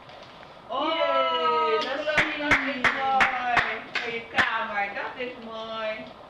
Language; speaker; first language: Dutch; native; Dutch